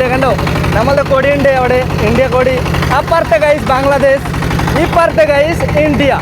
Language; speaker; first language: Malayalam; non-native, learner; Bangla